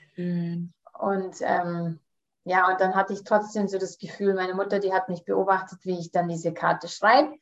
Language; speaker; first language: German; early bilingual, heritage; German